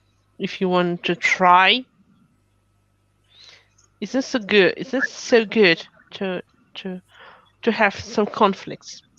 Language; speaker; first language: English; non-native, fluent; Russian